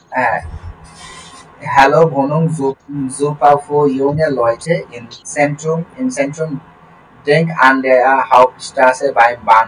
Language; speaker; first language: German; non-native, learner; Bangla